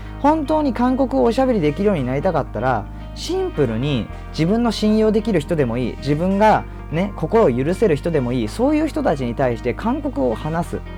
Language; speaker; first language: Japanese; native; Japanese